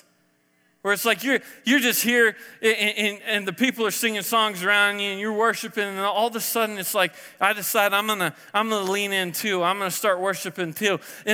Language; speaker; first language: English; native; English